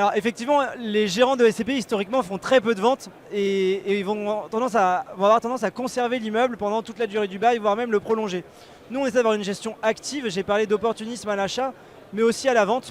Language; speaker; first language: French; native; French